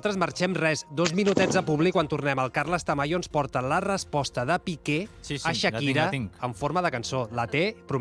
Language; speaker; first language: Catalan; native; Catalan